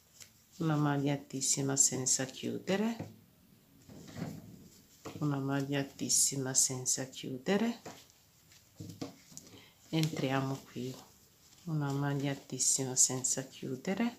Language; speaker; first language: Italian; non-native, fluent; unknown